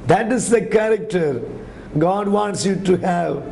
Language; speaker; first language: English; non-native, local second language; Tamil